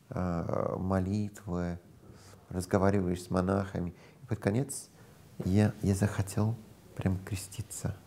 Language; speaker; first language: Russian; non-native, fluent; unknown